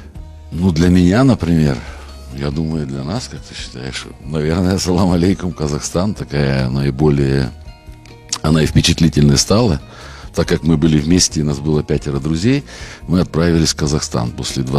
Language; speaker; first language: Russian; native; Russian